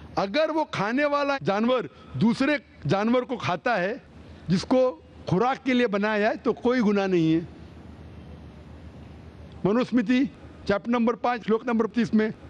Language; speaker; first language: Hindi; non-native, local second language; Konkani